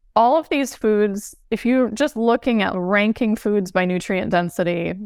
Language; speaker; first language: English; native; English